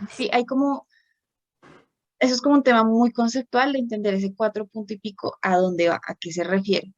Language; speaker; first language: Spanish; native; Spanish